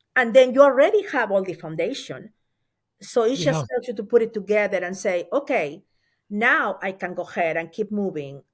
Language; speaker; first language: English; non-native, fluent; Spanish